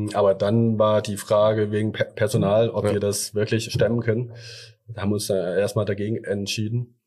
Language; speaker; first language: German; early bilingual, other home language; Thai